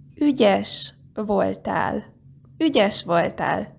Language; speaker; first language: Hungarian; non-native, fluent; Korean